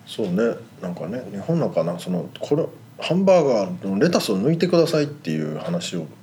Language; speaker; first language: Japanese; native; Japanese